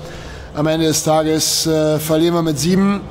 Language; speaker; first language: German; native; German